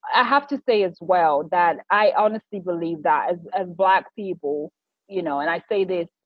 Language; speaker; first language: English; non-native, local second language; Shona